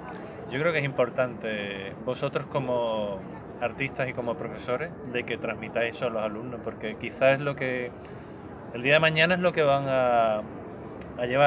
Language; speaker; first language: Spanish; native; Spanish